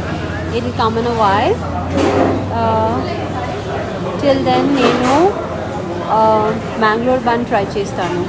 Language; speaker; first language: Telugu; non-native, learner; Kannada